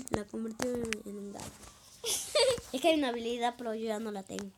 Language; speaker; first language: Spanish; native; Spanish